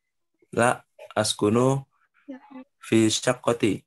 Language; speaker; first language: Arabic; non-native, learner; Indonesian